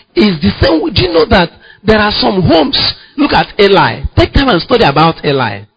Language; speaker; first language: English; non-native, local second language; Igbo